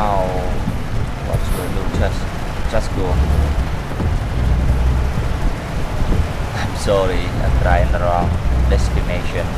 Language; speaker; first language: English; non-native, learner; Khmer